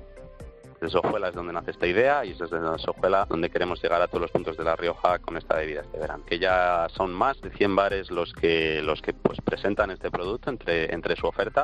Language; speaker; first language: Spanish; native; Spanish